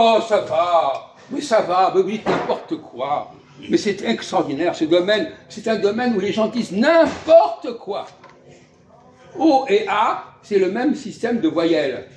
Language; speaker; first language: French; native; French